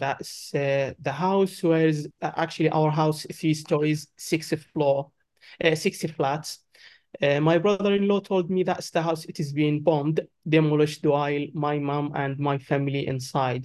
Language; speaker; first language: English; non-native, learner; Arabic